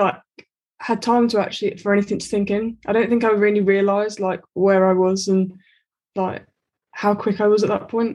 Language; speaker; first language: English; native; English